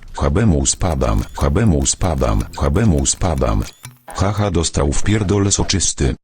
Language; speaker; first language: Polish; native; Polish